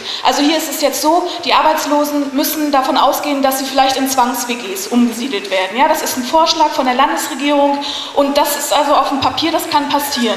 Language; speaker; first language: German; native; German